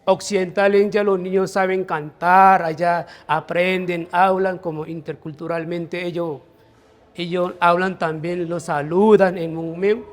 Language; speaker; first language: Spanish; non-native, local second language; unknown